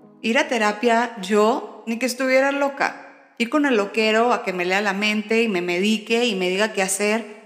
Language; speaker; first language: Spanish; native; Spanish